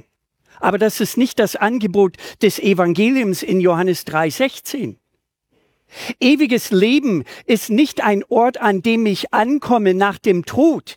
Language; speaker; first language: German; native; German